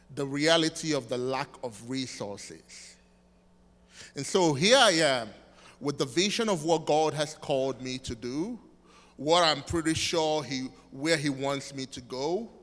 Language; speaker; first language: English; non-native, local second language; Igbo